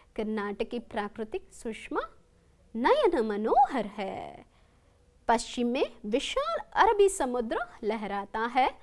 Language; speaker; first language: Hindi; non-native, local second language; Kannada